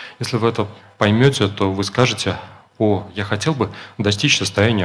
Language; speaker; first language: Russian; native; Russian